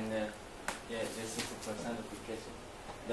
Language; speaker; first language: English; non-native, learner; Chinese